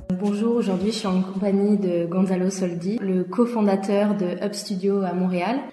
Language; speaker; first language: French; native; French